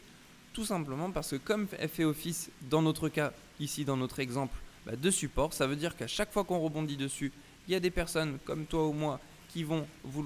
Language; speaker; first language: French; native; French